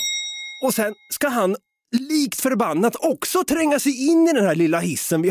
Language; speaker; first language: Swedish; native; Swedish